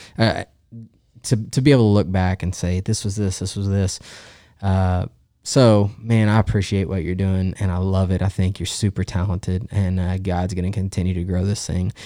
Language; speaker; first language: English; native; English